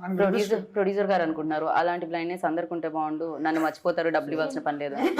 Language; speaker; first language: Telugu; native; Telugu